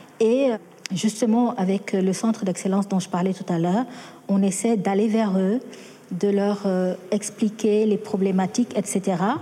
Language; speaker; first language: French; non-native, local second language; Wolof